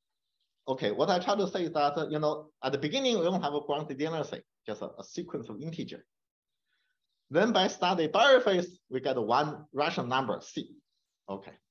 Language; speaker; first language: English; non-native, fluent; Chinese